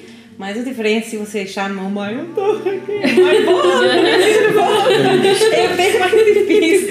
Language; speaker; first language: Portuguese; non-native, learner; English